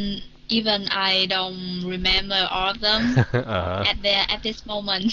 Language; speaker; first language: English; non-native, learner; Vietnamese